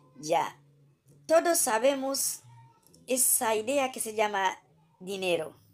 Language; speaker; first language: Spanish; non-native, fluent; Haitian Creole